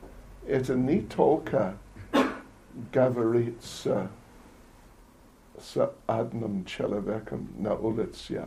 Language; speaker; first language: Russian; non-native, learner; English